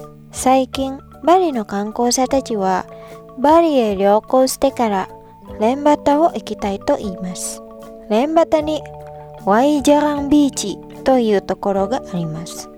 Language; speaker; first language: Japanese; non-native, fluent; Indonesian